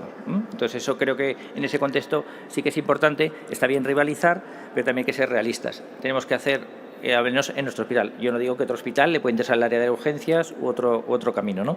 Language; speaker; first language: Spanish; native; Spanish